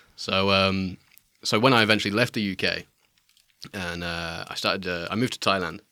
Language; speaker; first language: English; native; English